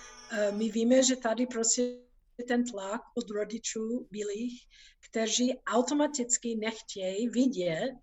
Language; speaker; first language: Czech; non-native, fluent; English